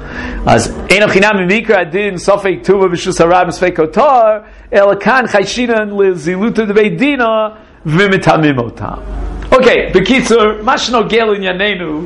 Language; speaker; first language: Hebrew; non-native, fluent; English